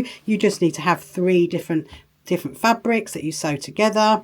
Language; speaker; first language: English; native; English